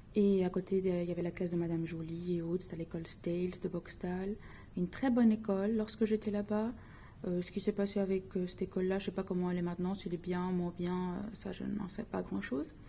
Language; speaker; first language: French; early bilingual, other home language; Spanish